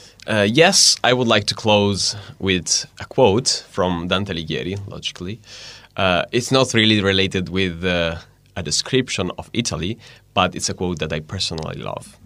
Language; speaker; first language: English; non-native, fluent; Italian